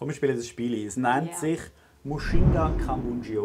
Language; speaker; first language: German; native; German